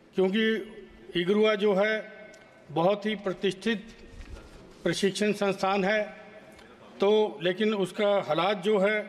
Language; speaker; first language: Hindi; native; Hindi